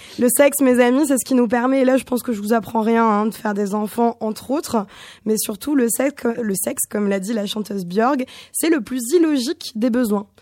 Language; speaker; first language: French; native; French